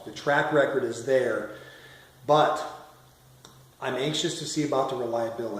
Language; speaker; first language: English; native; English